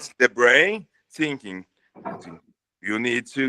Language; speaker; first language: English; non-native, learner; Portuguese